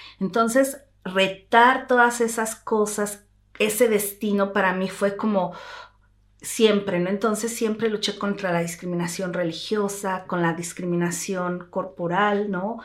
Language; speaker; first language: Spanish; native; Spanish